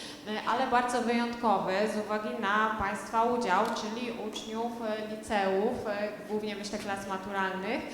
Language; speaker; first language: Polish; native; Polish